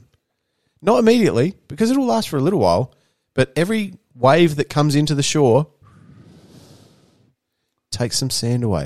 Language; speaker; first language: English; native; English